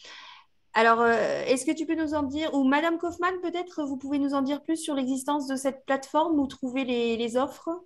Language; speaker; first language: French; native; French